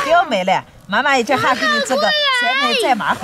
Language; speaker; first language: Chinese; native; Chinese